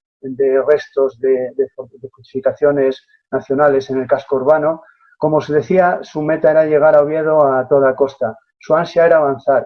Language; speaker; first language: Spanish; native; Spanish